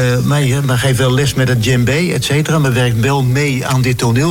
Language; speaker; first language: Dutch; native; Dutch